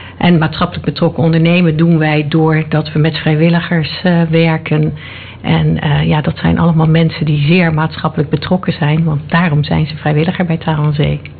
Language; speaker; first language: Dutch; native; Dutch